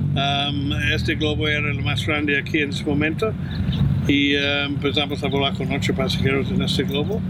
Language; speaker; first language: Spanish; non-native, fluent; English